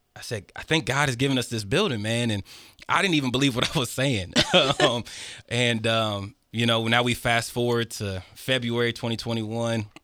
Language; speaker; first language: English; native; English